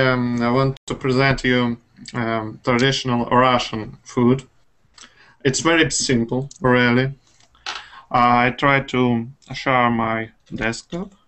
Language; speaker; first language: English; non-native, fluent; Russian